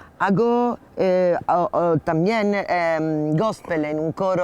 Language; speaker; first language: Spanish; non-native, learner; Italian